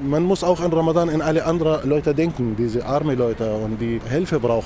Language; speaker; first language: German; non-native, fluent; Arabic